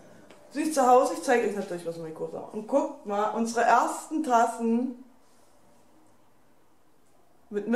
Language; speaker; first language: German; native; German